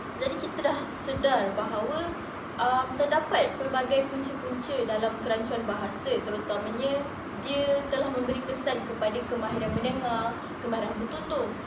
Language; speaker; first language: Malay; native; Malay